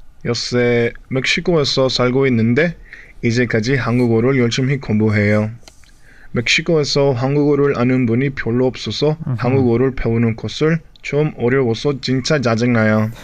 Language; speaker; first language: Korean; non-native, learner; Spanish